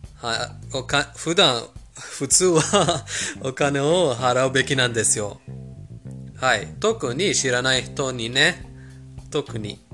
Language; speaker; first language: Japanese; non-native, fluent; Persian